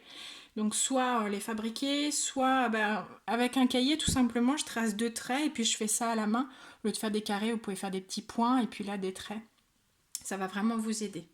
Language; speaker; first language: French; native; French